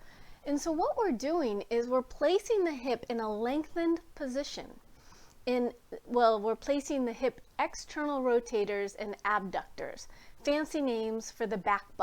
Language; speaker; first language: English; native; English